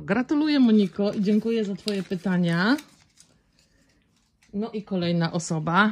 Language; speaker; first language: Polish; native; Polish